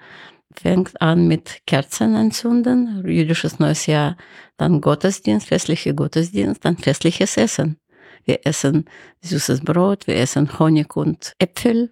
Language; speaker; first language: German; non-native, fluent; Russian